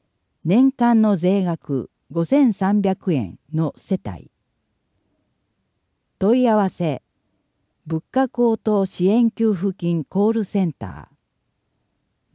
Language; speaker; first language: Japanese; native; Japanese